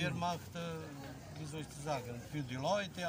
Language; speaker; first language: German; non-native, fluent; Romanian